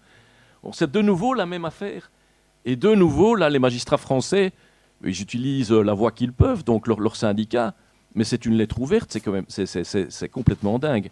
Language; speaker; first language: French; native; French